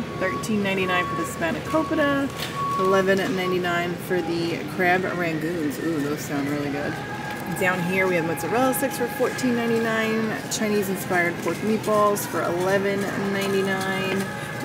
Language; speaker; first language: English; native; English